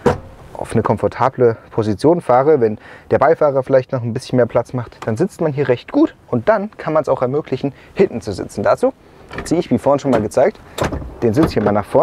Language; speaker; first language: German; native; German